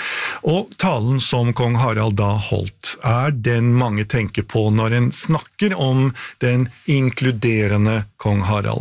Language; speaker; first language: Norwegian; native; Norwegian